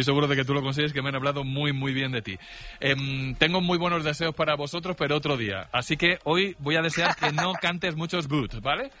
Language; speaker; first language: Spanish; native; Spanish